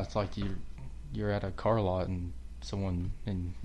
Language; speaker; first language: English; native; English